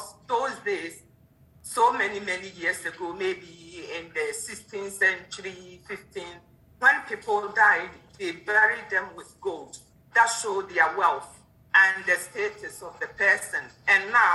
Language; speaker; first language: English; non-native, local second language; Akan